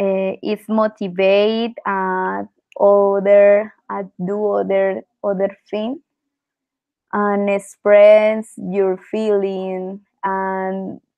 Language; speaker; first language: English; non-native, learner; Spanish